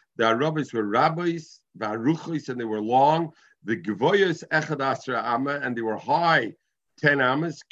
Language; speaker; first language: English; native; English